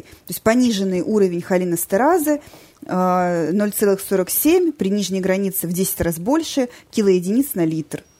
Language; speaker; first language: Russian; native; Russian